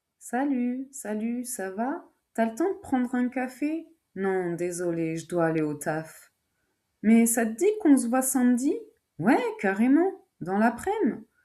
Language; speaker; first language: French; native; French